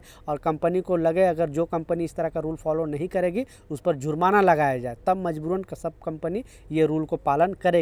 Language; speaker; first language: Hindi; native; Hindi